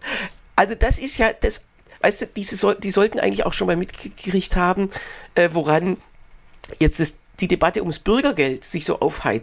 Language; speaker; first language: German; native; German